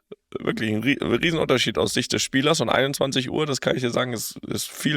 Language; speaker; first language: German; native; German